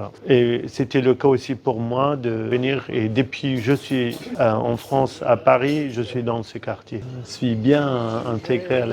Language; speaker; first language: French; non-native, fluent; Kurdish